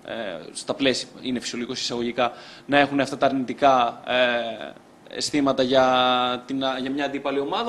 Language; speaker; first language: Greek; native; Greek